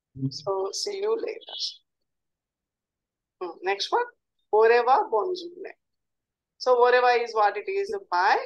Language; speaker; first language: English; non-native, local second language; Telugu